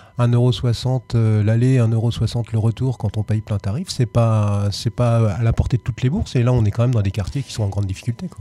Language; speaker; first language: French; native; French